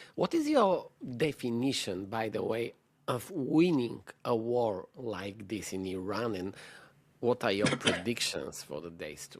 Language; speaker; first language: English; non-native, fluent; Bulgarian